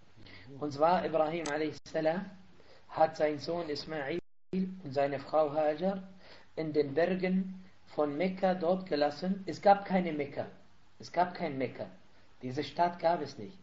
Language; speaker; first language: German; non-native, fluent; Arabic